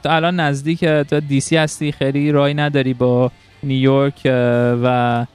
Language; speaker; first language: Persian; native; Persian